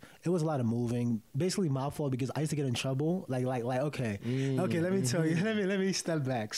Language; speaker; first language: English; early bilingual, other home language; Yoruba